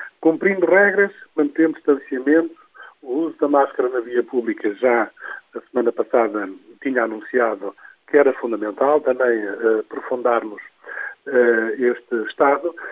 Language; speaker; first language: Portuguese; early bilingual, heritage; Portuguese